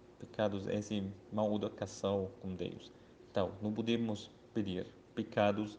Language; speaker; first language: Portuguese; non-native, learner; Arabic